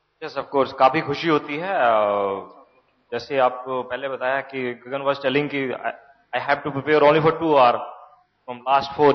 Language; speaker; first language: Hindi; native; Hindi